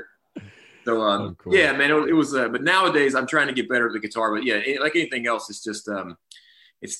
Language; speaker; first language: English; native; English